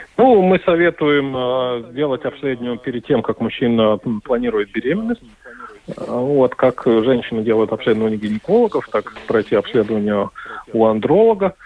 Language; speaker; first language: Russian; non-native, local second language; Latvian